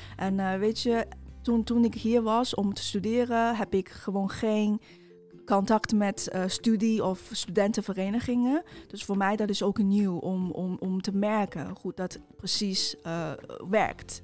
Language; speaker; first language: Dutch; non-native, fluent; Chinese